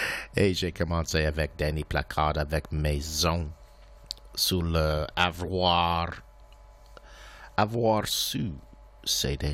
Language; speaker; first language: French; non-native, local second language; English